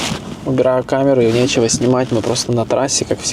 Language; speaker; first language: Russian; native; Russian